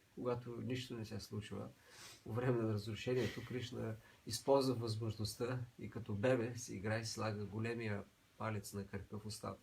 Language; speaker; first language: Bulgarian; native; Bulgarian